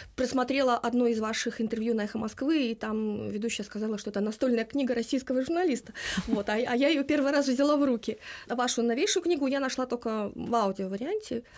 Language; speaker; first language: Russian; non-native, local second language; Lithuanian